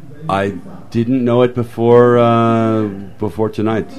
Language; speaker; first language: English; native; English